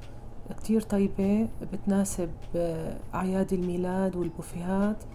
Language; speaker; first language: Arabic; native; Arabic